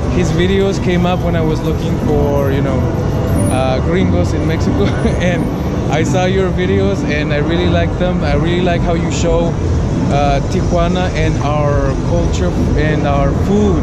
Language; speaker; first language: English; non-native, local second language; Spanish